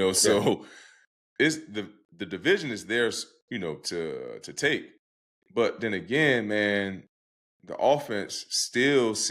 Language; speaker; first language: English; native; English